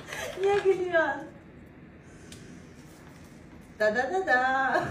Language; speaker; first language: Turkish; non-native, learner; Kazakh